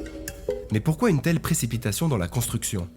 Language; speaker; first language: French; native; French